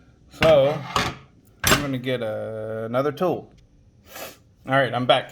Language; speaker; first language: English; native; English